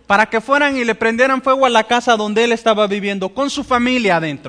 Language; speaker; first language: Spanish; native; Spanish